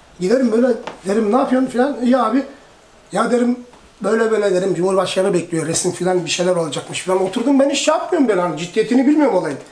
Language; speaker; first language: Turkish; early bilingual, heritage; Turkish